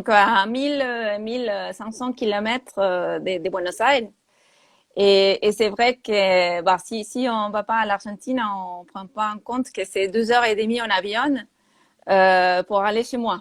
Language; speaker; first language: French; non-native, fluent; Spanish